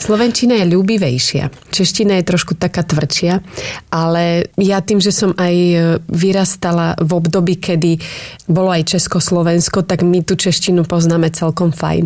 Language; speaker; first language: Slovak; native; Slovak